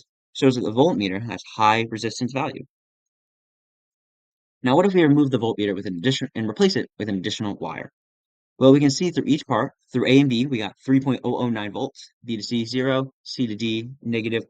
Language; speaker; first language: English; native; English